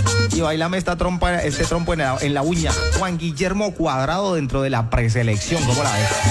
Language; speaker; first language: Spanish; native; Spanish